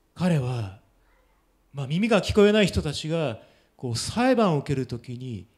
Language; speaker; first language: Japanese; native; Japanese